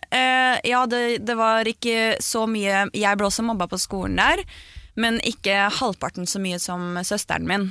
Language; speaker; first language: Norwegian; native; Norwegian